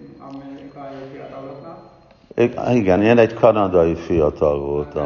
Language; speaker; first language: Hungarian; non-native, fluent; English